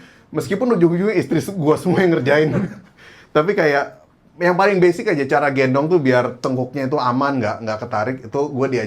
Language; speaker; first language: Indonesian; native; Indonesian